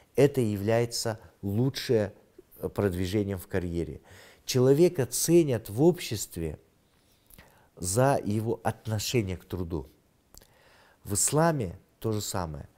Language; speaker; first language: Russian; non-native, local second language; Kyrgyz